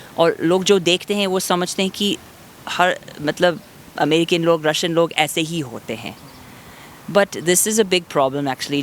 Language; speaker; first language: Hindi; non-native, fluent; English